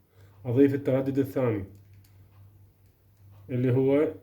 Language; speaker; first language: Arabic; native; Arabic